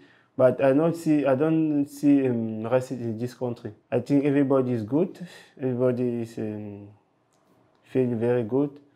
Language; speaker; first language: English; non-native, local second language; French